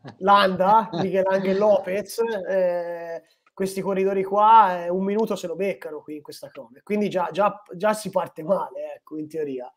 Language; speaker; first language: Italian; native; Italian